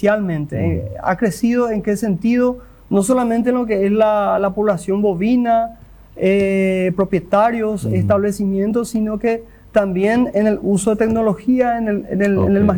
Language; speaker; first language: Spanish; native; Spanish